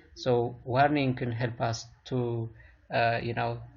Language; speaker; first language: English; non-native, local second language; Amharic